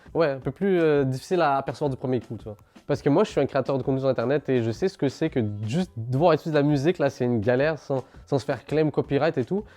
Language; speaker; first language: French; early bilingual, other home language; Arabic